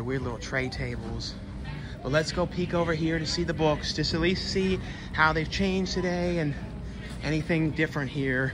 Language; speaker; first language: English; native; English